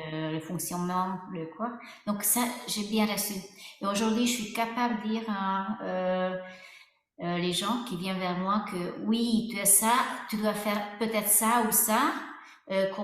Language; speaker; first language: French; non-native, fluent; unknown